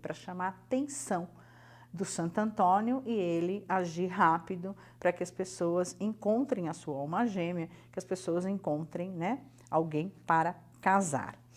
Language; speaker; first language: Portuguese; native; Portuguese